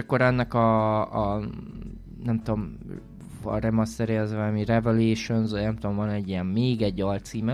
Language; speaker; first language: Hungarian; native; Hungarian